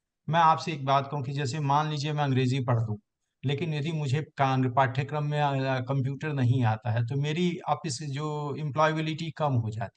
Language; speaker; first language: Hindi; native; Hindi